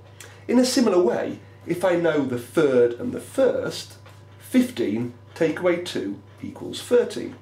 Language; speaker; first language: English; native; English